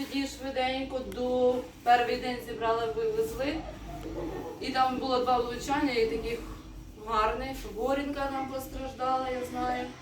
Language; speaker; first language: Ukrainian; native; Ukrainian